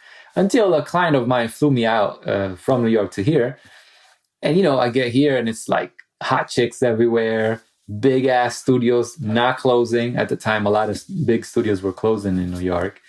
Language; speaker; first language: English; non-native, fluent; Italian